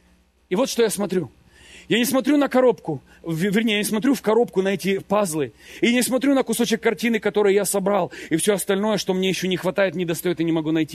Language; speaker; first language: Russian; native; Russian